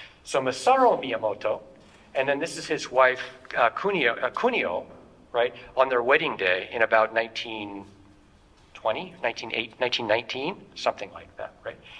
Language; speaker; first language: English; native; English